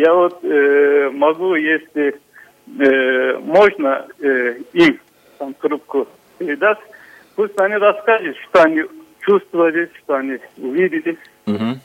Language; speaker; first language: Russian; non-native, fluent; Turkish